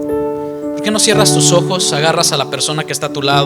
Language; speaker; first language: Spanish; native; Spanish